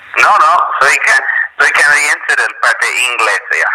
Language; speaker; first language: Spanish; non-native, fluent; English